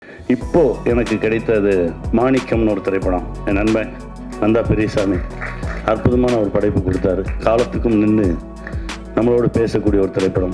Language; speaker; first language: Tamil; native; Tamil